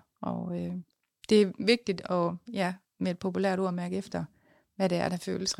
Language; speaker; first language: Danish; native; Danish